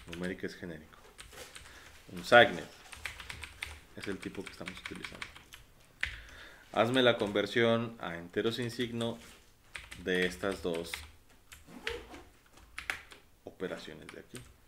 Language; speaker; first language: Spanish; native; Spanish